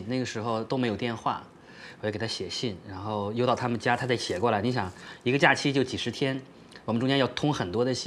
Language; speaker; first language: Chinese; native; Chinese